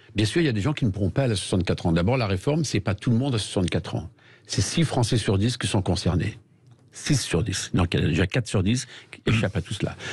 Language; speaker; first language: French; native; French